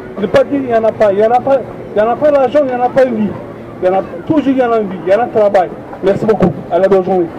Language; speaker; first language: French; non-native, learner; Turkish